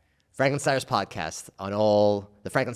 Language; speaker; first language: English; native; English